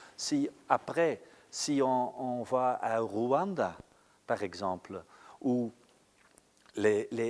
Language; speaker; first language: French; non-native, local second language; Dutch